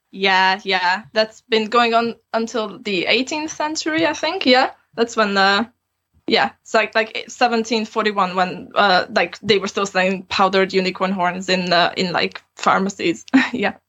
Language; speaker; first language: English; non-native, fluent; Romanian